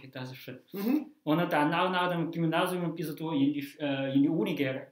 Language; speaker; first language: German; non-native, fluent; Chinese